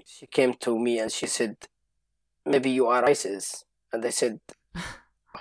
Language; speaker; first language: English; non-native, learner; Arabic